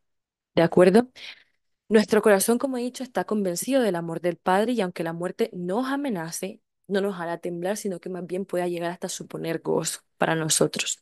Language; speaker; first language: Spanish; native; Spanish